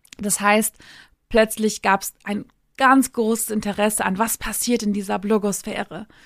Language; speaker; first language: German; early bilingual, other home language; Turkish